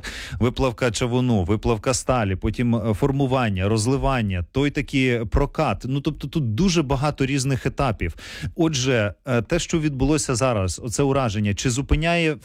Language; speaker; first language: Ukrainian; native; Ukrainian